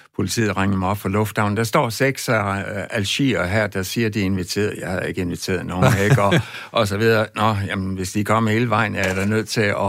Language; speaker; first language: Danish; native; Danish